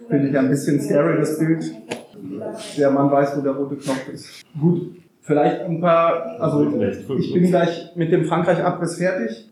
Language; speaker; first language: German; native; German